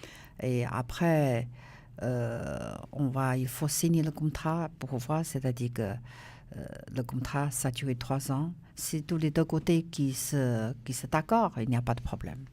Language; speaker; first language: French; non-native, learner; Chinese